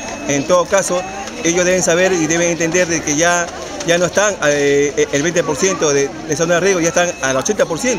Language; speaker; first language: Spanish; native; Spanish